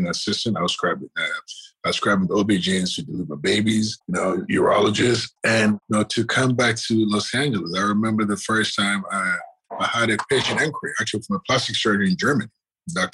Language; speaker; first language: English; non-native, local second language; Akan